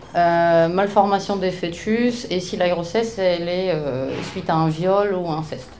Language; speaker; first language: French; non-native, fluent; Polish